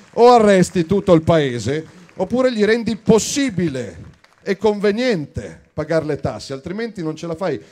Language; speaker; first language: Italian; native; Italian